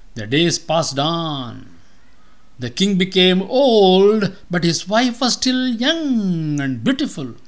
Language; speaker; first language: English; non-native, local second language; Tamil